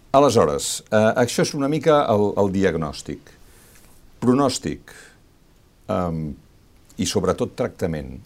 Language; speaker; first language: Catalan; native; Catalan